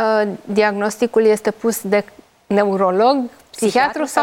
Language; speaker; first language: Romanian; native; Romanian